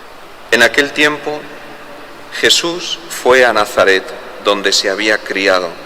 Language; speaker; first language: Spanish; native; Spanish